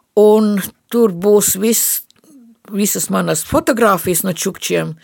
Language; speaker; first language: Latvian; non-native, local second language; Russian